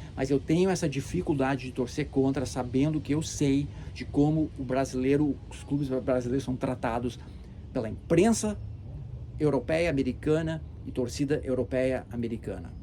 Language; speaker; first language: Portuguese; early bilingual, heritage; Portuguese